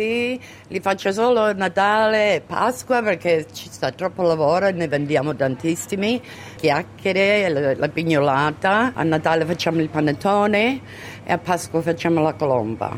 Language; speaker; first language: Italian; early bilingual, other home language; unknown